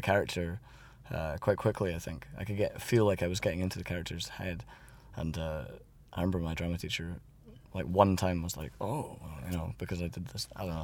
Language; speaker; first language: English; native; English